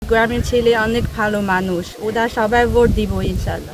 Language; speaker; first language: Bangla; non-native, learner; Chinese